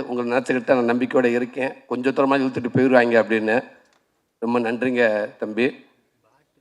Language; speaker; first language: Tamil; native; Tamil